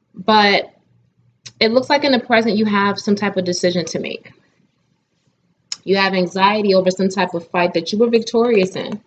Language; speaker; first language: English; native; English